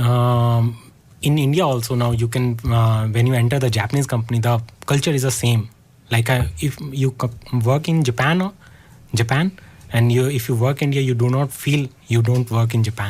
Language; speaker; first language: English; non-native, learner; Hindi